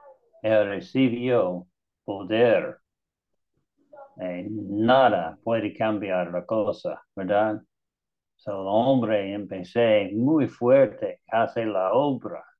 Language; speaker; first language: Spanish; non-native, learner; English